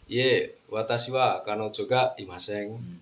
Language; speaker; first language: Japanese; non-native, learner; Indonesian